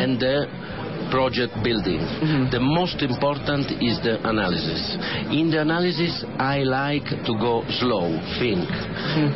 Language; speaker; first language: English; non-native, learner; Italian